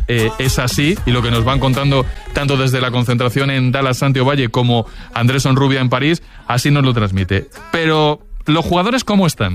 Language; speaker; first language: Spanish; native; Spanish